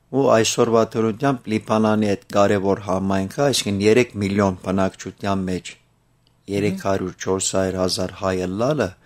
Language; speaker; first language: Armenian; early bilingual, heritage; Armenian